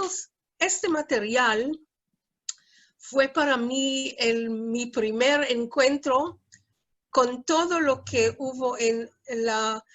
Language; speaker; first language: Spanish; early bilingual, heritage; Spanish